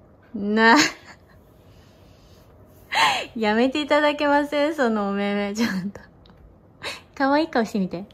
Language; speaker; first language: Japanese; native; Japanese